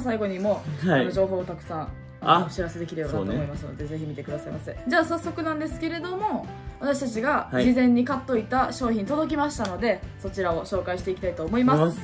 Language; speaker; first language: Japanese; native; Japanese